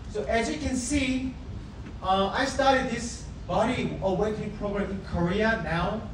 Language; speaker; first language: English; non-native, fluent; Korean